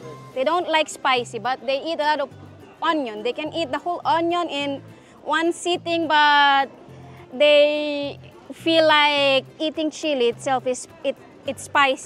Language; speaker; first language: English; non-native, local second language; Filipino